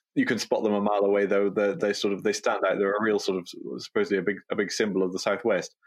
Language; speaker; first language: English; native; English